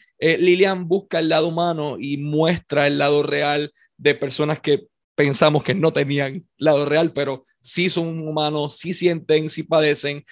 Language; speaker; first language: Spanish; native; Spanish